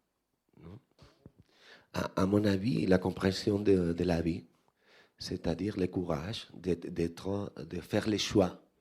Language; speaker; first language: French; non-native, fluent; Spanish